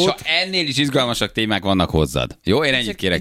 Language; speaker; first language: Hungarian; native; Hungarian